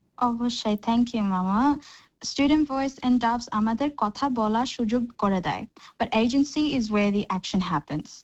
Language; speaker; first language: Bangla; early bilingual, heritage; Bangla